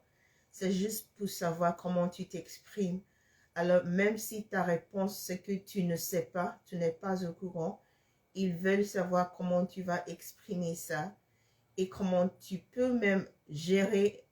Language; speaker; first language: French; non-native, fluent; English